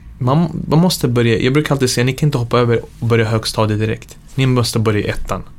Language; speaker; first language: Swedish; early bilingual, other home language; Serbian